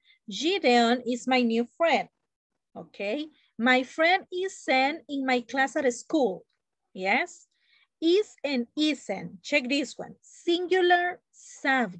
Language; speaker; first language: English; non-native, learner; Spanish